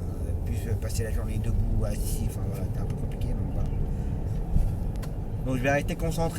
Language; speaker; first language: French; native; French